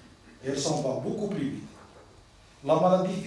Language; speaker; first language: French; non-native, local second language; Arabic